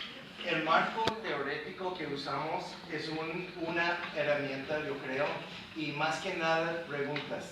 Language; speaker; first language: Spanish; non-native, fluent; English